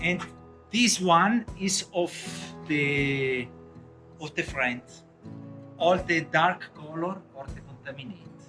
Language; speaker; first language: English; non-native, learner; Italian